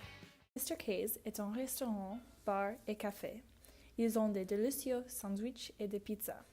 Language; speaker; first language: French; non-native, learner; English